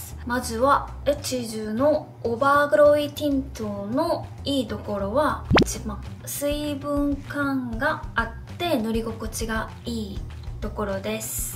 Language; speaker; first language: Japanese; non-native, fluent; Korean